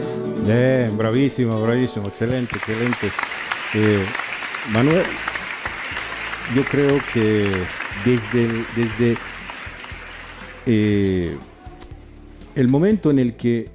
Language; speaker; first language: Spanish; native; Spanish